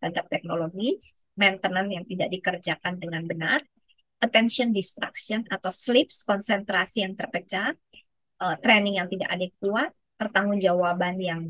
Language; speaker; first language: Indonesian; native; Indonesian